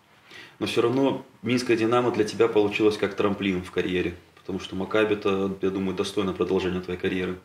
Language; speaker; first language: Russian; native; Russian